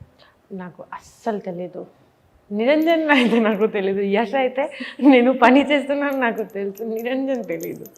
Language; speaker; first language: Telugu; non-native, learner; Bangla